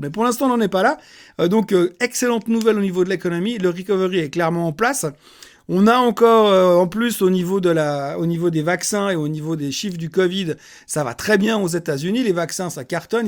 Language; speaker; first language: French; native; French